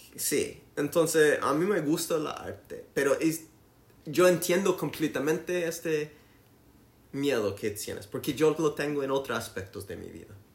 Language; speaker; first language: Spanish; non-native, learner; English